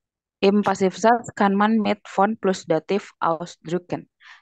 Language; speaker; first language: German; non-native, fluent; Indonesian